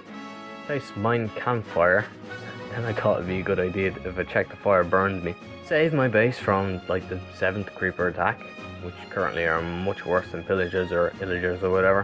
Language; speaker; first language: English; native; English